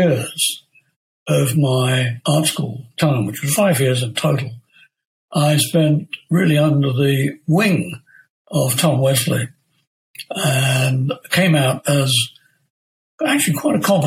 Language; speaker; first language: English; native; English